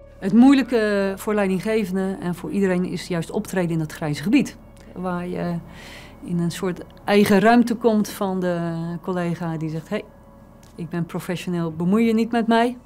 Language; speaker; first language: Dutch; native; Dutch